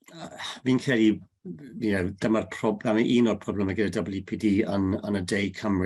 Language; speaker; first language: Welsh; non-native, learner; English